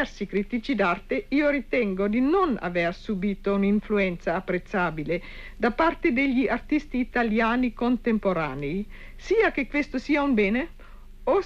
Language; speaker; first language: Italian; non-native, fluent; Czech